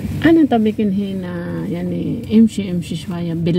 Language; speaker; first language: Arabic; non-native, learner; Filipino